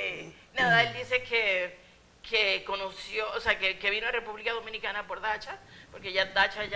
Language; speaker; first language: Spanish; native; Spanish